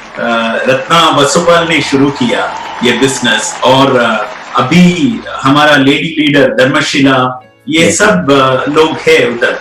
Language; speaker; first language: Hindi; non-native, local second language; Malayalam